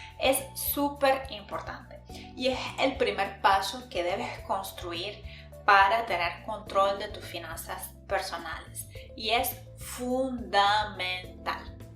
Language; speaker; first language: Spanish; native; Spanish